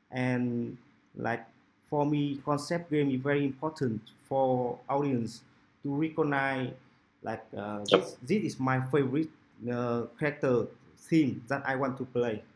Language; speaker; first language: English; non-native, local second language; Vietnamese